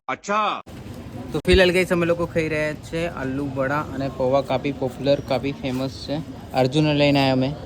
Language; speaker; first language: Gujarati; non-native, local second language; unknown